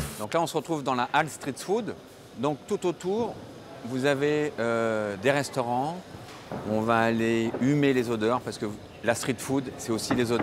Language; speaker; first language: French; native; French